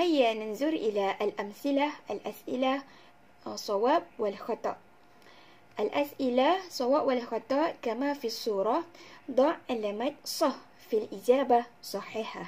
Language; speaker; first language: Arabic; non-native, learner; Malay